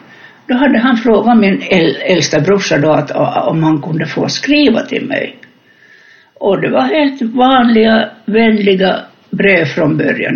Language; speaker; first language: Swedish; non-native, fluent; Finnish